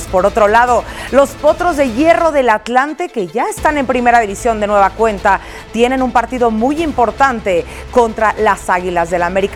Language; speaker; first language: Spanish; native; Spanish